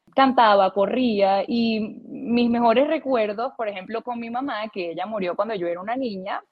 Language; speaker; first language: Spanish; native; Spanish